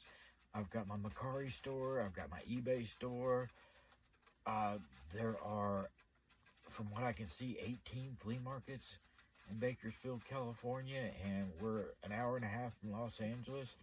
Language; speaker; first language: English; native; English